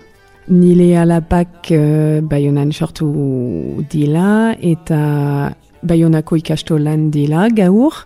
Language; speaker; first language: Basque; non-native, learner; French